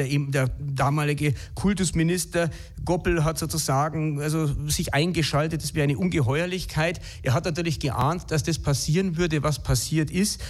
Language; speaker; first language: German; native; German